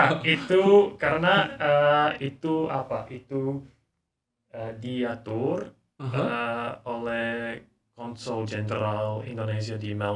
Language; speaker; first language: Indonesian; non-native, learner; English